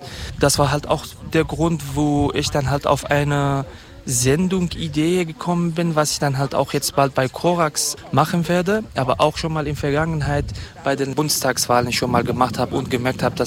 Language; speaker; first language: German; non-native, fluent; Kurdish